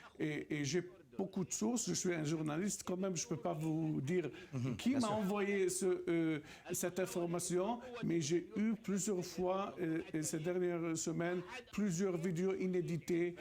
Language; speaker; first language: French; non-native, fluent; Arabic